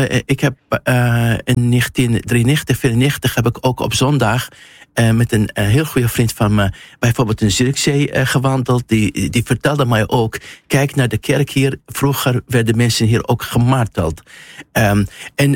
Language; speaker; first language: Dutch; non-native, fluent; Arabic